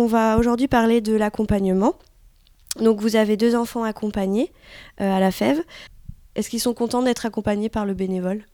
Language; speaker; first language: French; native; French